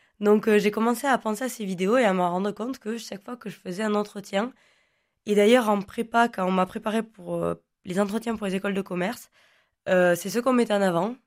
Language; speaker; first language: French; non-native, local second language; Occitan